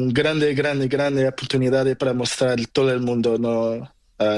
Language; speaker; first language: Spanish; non-native, learner; Portuguese